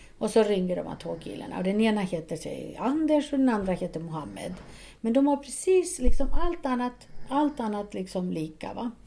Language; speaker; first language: Swedish; non-native, fluent; Spanish